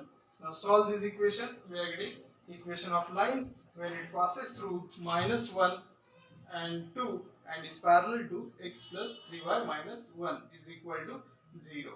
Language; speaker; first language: English; non-native, local second language; Marathi